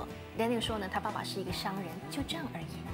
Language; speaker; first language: Chinese; native; Chinese